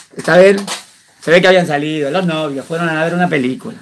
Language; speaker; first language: Spanish; native; Spanish